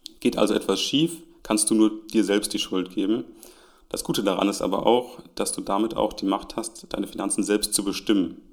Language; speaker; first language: German; native; German